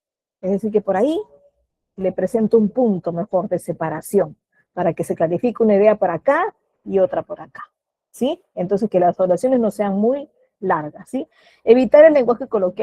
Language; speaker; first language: Spanish; native; Spanish